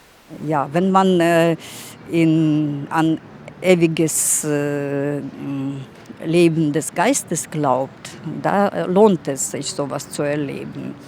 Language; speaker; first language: German; non-native, fluent; Russian